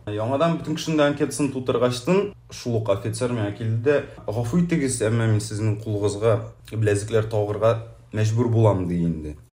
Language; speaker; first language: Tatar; native; Tatar